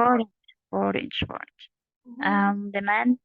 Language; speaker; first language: English; non-native, learner; Spanish